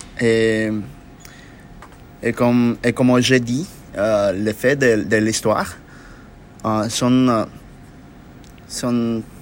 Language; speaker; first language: French; non-native, learner; Spanish